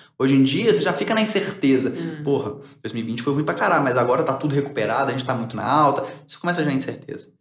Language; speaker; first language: Portuguese; early bilingual, other home language; Spanish